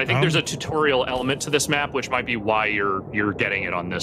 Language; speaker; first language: English; native; English